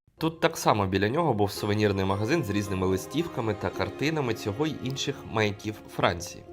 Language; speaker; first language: Ukrainian; native; Ukrainian